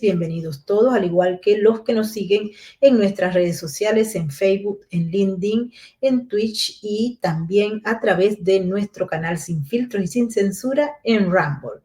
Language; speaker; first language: Spanish; native; Spanish